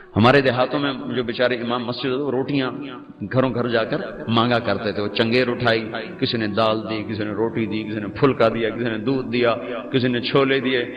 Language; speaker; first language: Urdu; non-native, local second language; Punjabi